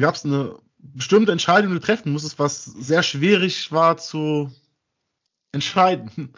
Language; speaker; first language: German; native; German